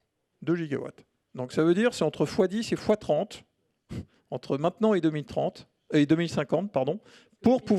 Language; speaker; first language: French; native; French